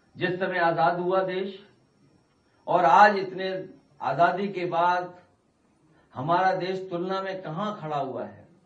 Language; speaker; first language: Hindi; native; Hindi